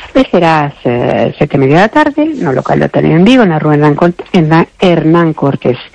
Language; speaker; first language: Galician; non-native, local second language; Spanish